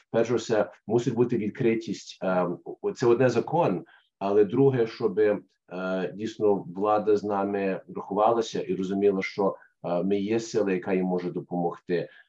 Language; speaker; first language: Ukrainian; early bilingual, heritage; Ukrainian